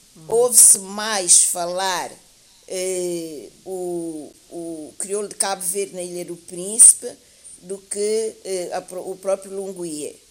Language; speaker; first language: Portuguese; native; Portuguese